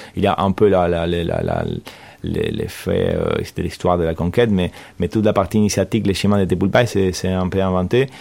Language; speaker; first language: French; non-native, fluent; Spanish